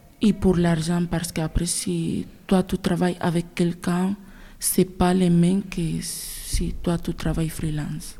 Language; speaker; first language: French; non-native, learner; Spanish